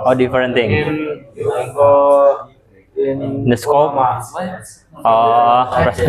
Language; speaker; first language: English; non-native, fluent; Indonesian